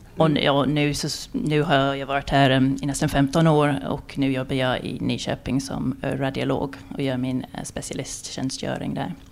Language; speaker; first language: Swedish; non-native, fluent; English